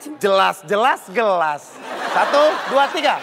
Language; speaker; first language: Indonesian; native; Indonesian